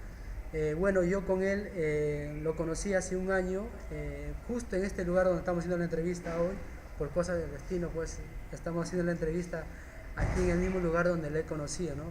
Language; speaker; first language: Spanish; native; Spanish